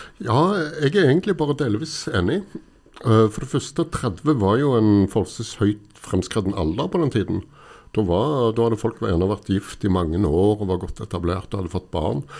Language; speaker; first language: Norwegian; native; Norwegian